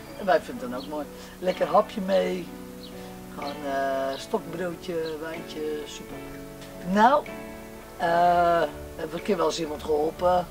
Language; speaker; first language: Dutch; non-native, local second language; Western Frisian